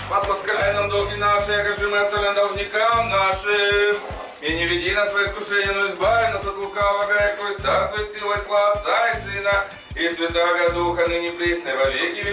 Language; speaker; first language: Russian; native; Russian